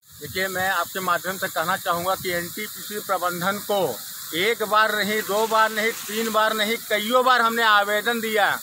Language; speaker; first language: Hindi; native; Hindi